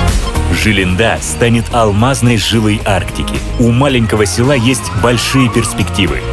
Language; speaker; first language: Russian; native; Russian